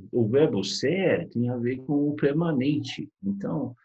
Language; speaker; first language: Portuguese; non-native, fluent; English